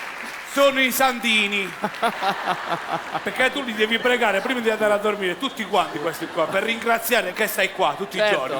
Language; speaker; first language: Italian; native; Italian